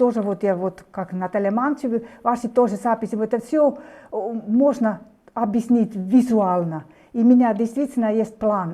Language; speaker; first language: Russian; non-native, fluent; Finnish